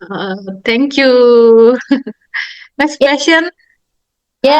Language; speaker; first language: English; non-native, learner; Indonesian